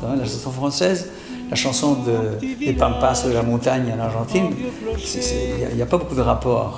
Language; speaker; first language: French; non-native, fluent; Spanish